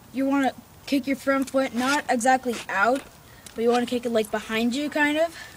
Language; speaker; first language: English; native; English